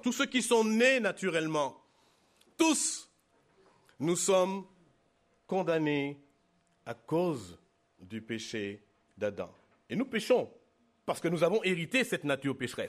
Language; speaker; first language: French; native; French